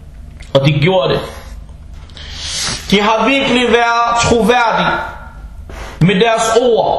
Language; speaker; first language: Danish; non-native, fluent; Arabic